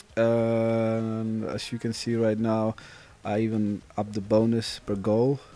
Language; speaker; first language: English; non-native, fluent; Dutch